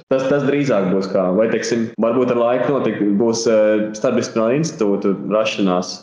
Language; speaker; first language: Latvian; native; Latvian